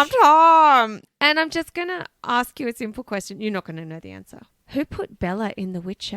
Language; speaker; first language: English; native; English